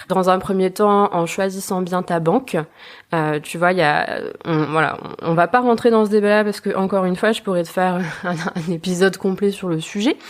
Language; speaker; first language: French; native; French